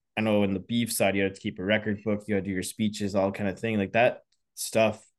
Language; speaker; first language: English; native; English